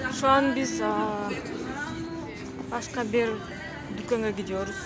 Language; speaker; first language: Turkish; non-native, fluent; Kyrgyz